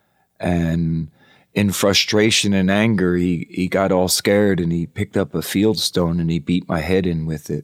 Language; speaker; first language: English; native; English